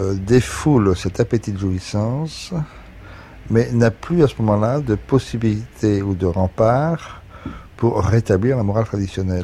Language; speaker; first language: French; native; French